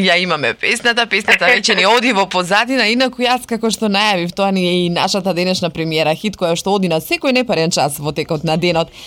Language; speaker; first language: Macedonian; native; Macedonian